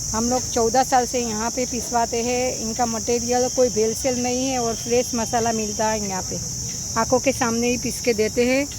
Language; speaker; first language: Hindi; non-native, local second language; Gujarati